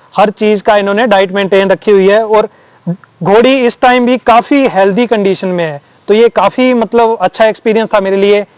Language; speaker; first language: Hindi; native; Hindi